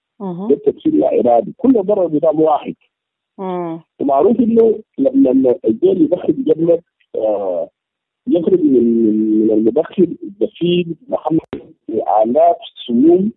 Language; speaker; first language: Arabic; native; Arabic